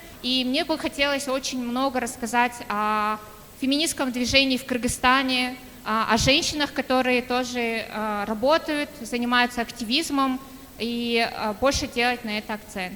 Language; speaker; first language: Russian; non-native, local second language; Kyrgyz